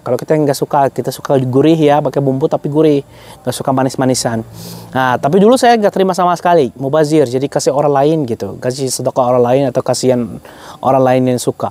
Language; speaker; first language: Indonesian; non-native, fluent; Arabic